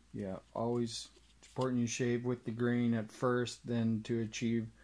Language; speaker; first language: English; native; English